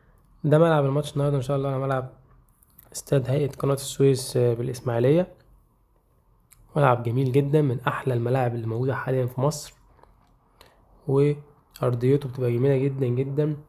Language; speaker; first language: Arabic; native; Arabic